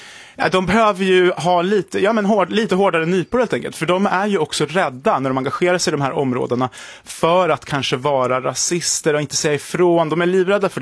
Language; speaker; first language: Swedish; native; Swedish